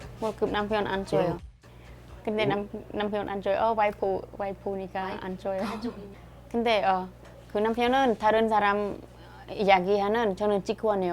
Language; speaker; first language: Korean; non-native, learner; Khmer